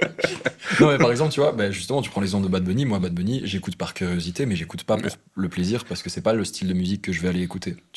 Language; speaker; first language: French; native; French